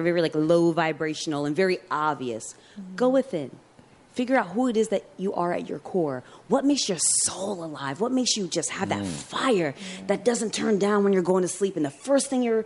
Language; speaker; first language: English; early bilingual, other home language; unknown